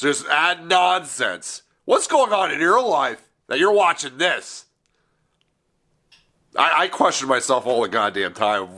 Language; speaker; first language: English; native; English